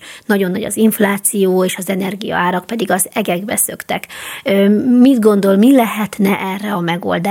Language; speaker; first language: Hungarian; native; Hungarian